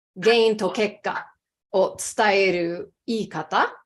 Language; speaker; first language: Japanese; non-native, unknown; English